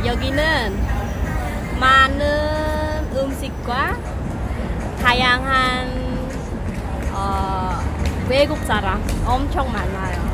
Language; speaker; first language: Korean; non-native, fluent; Khmer